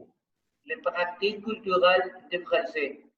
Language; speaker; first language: French; non-native, learner; Spanish